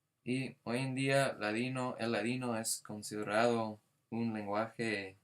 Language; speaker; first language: Spanish; non-native, fluent; English